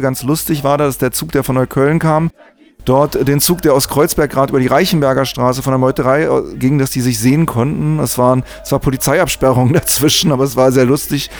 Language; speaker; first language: German; native; German